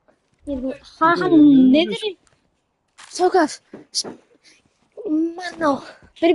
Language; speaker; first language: Icelandic; early bilingual, heritage; Icelandic